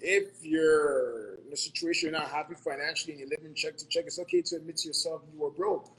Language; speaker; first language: English; non-native, local second language; Akan